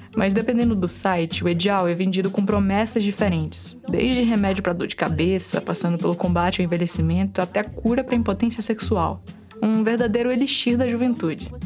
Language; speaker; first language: Portuguese; native; Portuguese